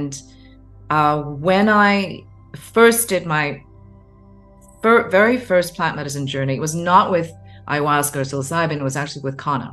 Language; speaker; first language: English; non-native, local second language; Cantonese